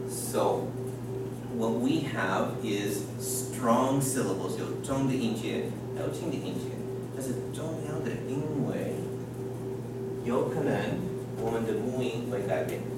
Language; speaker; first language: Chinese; non-native, fluent; English